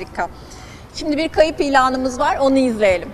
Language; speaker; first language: Turkish; native; Turkish